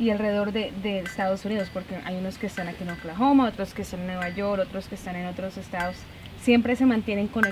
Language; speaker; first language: Spanish; native; Spanish